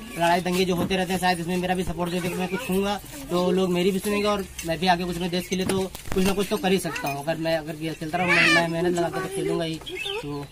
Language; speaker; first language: Hindi; native; Hindi